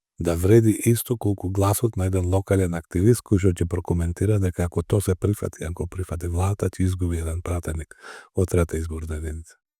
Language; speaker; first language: Macedonian; native; Macedonian